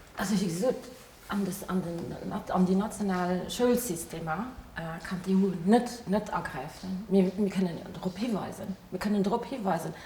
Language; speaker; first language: Luxembourgish; early bilingual, other home language; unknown